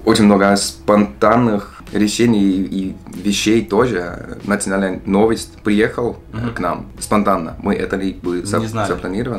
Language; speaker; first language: Russian; non-native, learner; Dutch